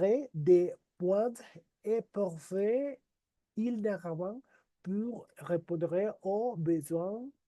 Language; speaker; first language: French; non-native, learner; Spanish